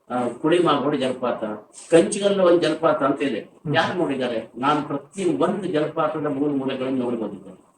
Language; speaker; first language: Kannada; early bilingual, other home language; Marathi